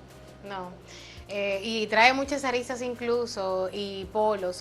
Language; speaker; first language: Spanish; native; Spanish